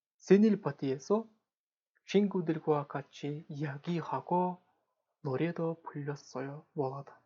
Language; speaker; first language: Korean; non-native, fluent; Kazakh